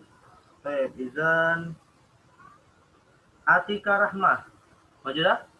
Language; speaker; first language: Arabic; non-native, fluent; Indonesian